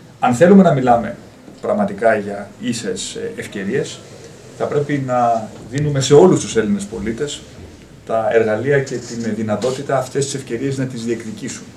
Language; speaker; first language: Greek; native; Greek